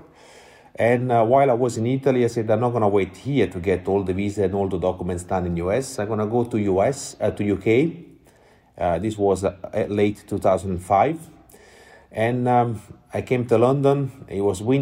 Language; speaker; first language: English; non-native, fluent; Italian